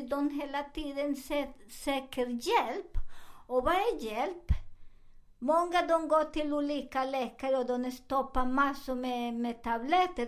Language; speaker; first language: Swedish; non-native, learner; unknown